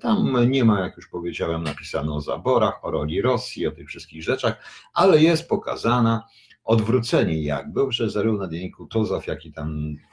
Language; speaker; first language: Polish; native; Polish